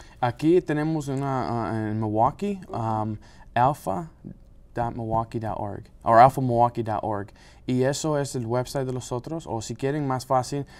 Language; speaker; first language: Spanish; non-native, local second language; English